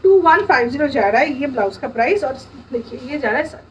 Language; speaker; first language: Hindi; non-native, local second language; Bangla